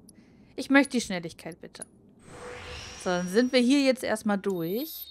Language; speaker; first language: German; native; German